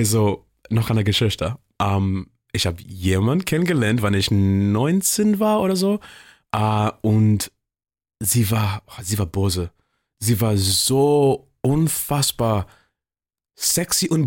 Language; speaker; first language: German; non-native, fluent; English